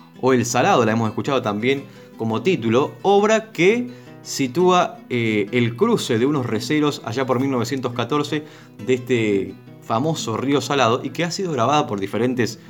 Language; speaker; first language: Spanish; native; Spanish